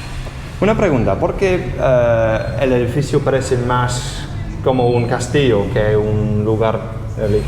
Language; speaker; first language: Spanish; non-native, learner; English